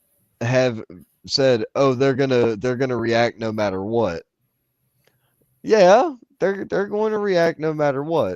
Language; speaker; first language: English; native; English